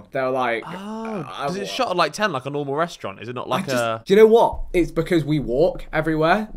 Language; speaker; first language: English; native; English